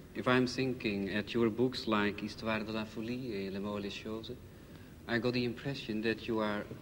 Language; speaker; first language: English; non-native, fluent; Dutch